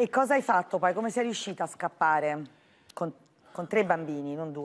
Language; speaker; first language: Italian; native; Italian